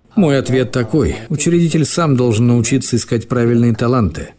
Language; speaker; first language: Russian; non-native, fluent; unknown